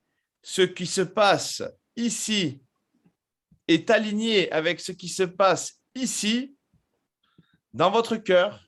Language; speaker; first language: French; native; French